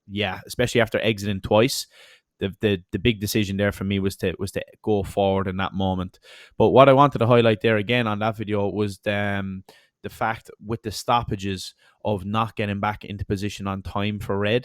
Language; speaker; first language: English; native; English